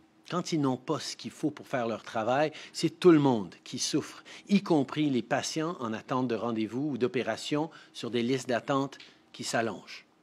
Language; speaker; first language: French; early bilingual, heritage; French